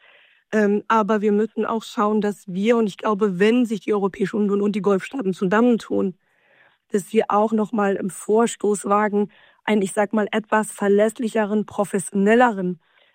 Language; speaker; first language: German; native; German